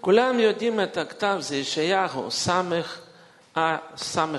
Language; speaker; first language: Hebrew; non-native, fluent; Russian